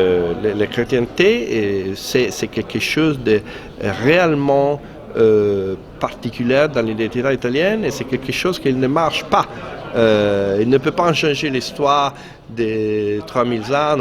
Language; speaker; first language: French; non-native, fluent; Italian